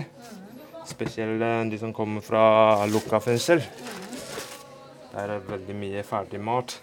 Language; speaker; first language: Norwegian; non-native, fluent; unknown